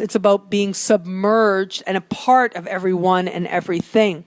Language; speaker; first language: English; native; English